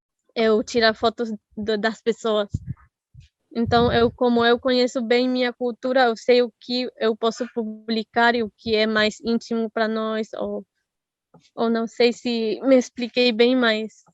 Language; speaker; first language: Portuguese; non-native, fluent; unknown